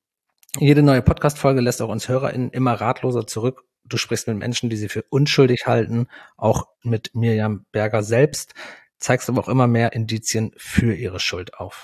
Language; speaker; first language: German; native; German